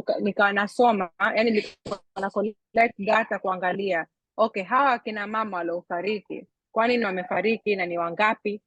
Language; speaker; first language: Swahili; native; Swahili